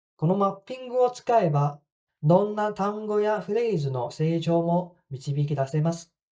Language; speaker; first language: Japanese; non-native, fluent; Cantonese